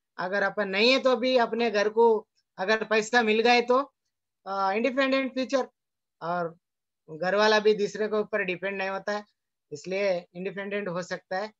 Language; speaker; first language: Hindi; non-native, local second language; Telugu